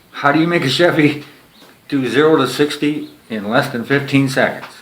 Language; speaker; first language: English; native; English